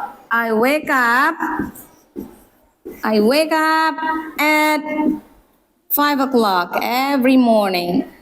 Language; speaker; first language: English; non-native, fluent; Indonesian